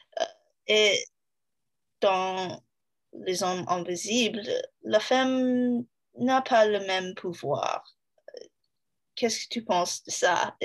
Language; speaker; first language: French; non-native, learner; English